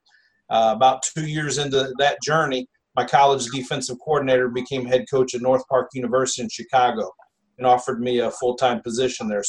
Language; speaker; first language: English; native; English